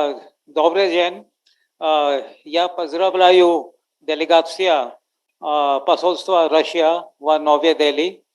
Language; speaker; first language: Russian; non-native, learner; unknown